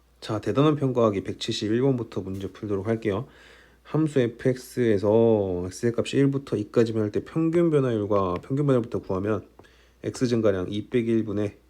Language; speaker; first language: Korean; native; Korean